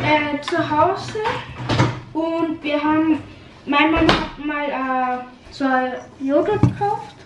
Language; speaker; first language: German; early bilingual, other home language; Turkish